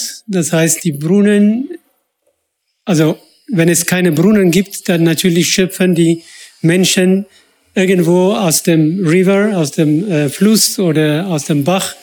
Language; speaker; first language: German; non-native, fluent; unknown